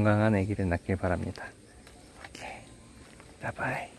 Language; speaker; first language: Korean; native; Korean